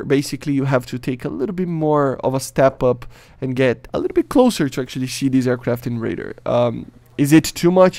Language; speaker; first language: English; non-native, fluent; Portuguese